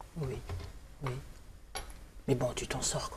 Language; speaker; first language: French; non-native, local second language; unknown